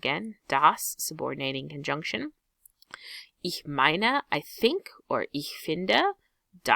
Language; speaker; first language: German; non-native, fluent; English